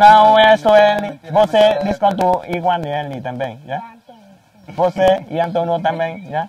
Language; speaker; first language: Portuguese; non-native, learner; Vietnamese